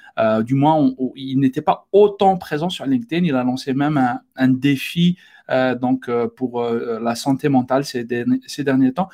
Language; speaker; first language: French; non-native, local second language; Arabic